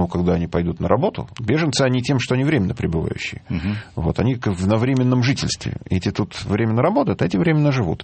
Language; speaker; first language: Russian; native; Russian